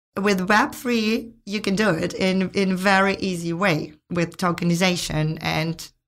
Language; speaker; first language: English; non-native, fluent; Ukrainian